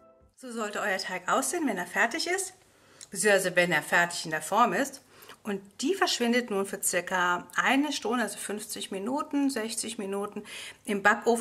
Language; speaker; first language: German; native; German